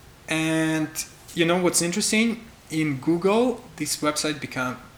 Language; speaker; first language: English; non-native, fluent; Russian